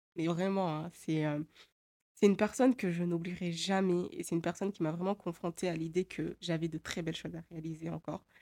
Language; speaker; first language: French; native; French